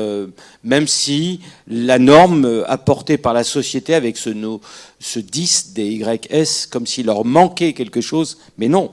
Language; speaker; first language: French; native; French